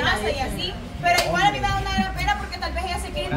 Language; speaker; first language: Spanish; native; Spanish